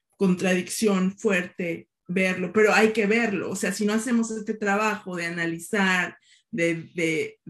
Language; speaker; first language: Spanish; native; Spanish